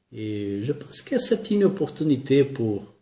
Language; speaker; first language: French; non-native, learner; Portuguese